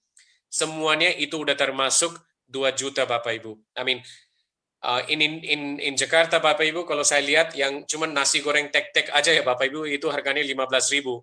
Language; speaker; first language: Indonesian; non-native, fluent; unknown